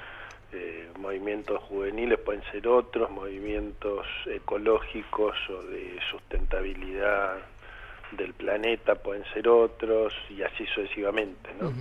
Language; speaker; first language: Spanish; native; Spanish